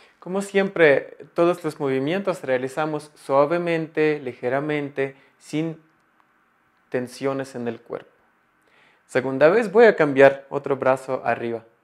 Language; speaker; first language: Spanish; non-native, fluent; Russian